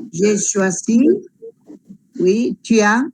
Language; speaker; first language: French; non-native, fluent; Spanish